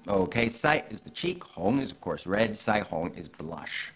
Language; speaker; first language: English; native; English